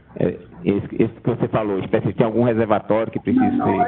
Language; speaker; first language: Portuguese; native; Portuguese